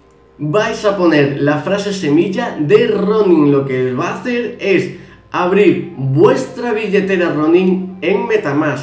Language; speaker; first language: Spanish; native; Spanish